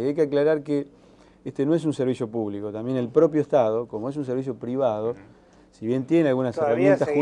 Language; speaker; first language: Spanish; native; Spanish